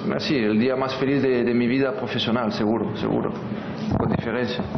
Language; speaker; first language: Spanish; non-native, fluent; French